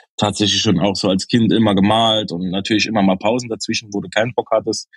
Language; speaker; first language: German; native; German